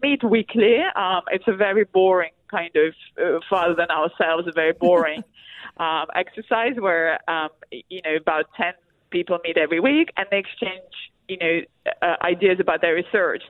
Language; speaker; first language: English; non-native, fluent; Russian